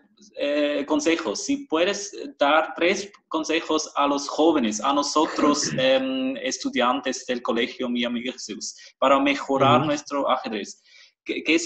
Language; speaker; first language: Spanish; non-native, fluent; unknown